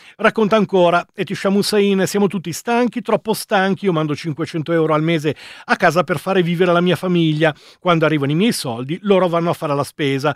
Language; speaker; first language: Italian; native; Italian